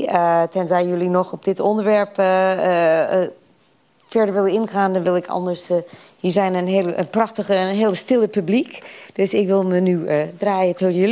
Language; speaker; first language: Dutch; non-native, fluent; English